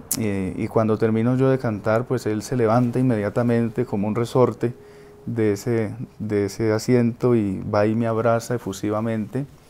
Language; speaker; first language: Spanish; native; Spanish